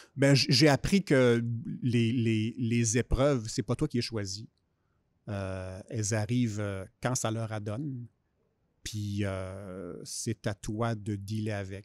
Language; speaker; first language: French; native; French